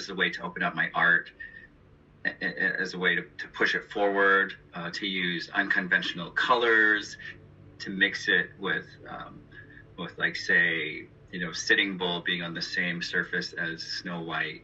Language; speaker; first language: English; native; English